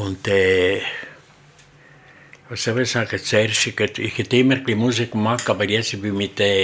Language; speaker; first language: German; non-native, learner; Italian